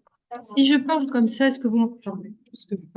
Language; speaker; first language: French; native; French